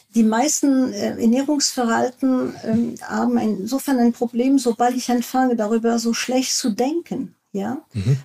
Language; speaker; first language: German; non-native, fluent; French